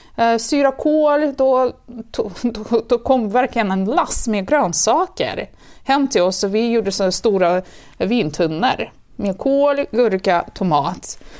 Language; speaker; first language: Swedish; non-native, fluent; Russian